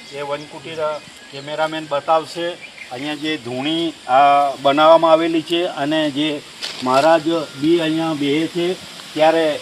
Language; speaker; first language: Gujarati; native; Gujarati